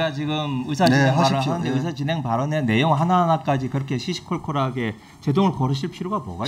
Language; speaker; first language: Korean; native; Korean